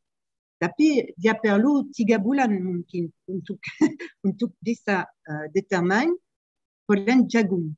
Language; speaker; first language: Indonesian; non-native, learner; French